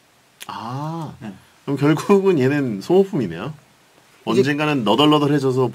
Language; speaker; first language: Korean; native; Korean